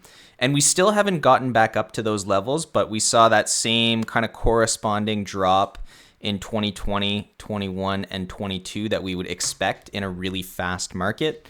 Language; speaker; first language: English; native; English